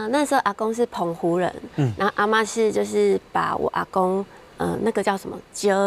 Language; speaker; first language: Chinese; native; Chinese